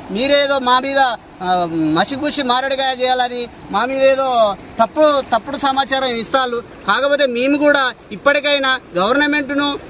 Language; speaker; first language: Telugu; native; Telugu